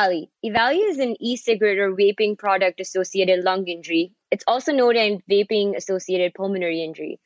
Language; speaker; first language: English; non-native, local second language; Urdu